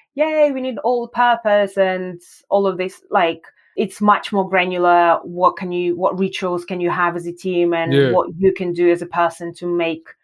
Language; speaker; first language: English; non-native, fluent; Russian